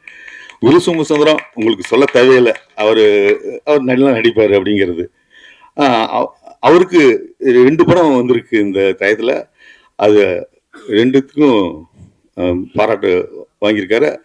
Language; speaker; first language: Tamil; native; Tamil